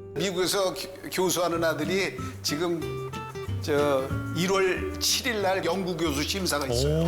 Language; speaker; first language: Korean; native; Korean